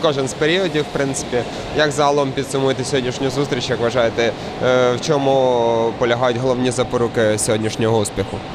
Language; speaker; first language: Ukrainian; native; Ukrainian